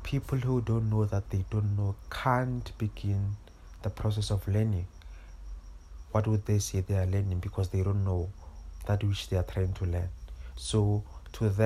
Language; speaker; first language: English; non-native, local second language; Northern Sotho